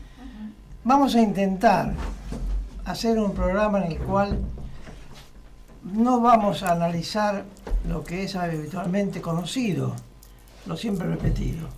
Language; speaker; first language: Spanish; native; Spanish